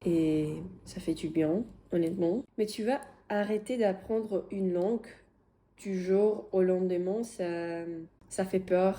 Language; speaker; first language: French; non-native, fluent; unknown